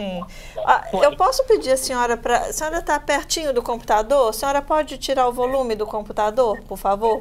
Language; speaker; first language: Portuguese; native; Portuguese